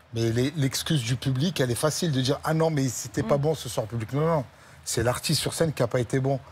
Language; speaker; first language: French; native; French